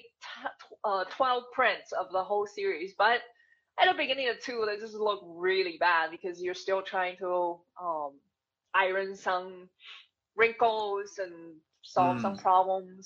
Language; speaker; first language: English; non-native, fluent; Chinese